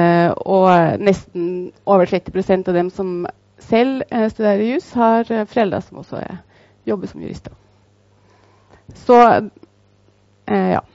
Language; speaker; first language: Norwegian; native; Norwegian